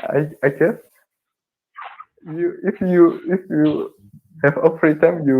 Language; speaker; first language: English; non-native, learner; Indonesian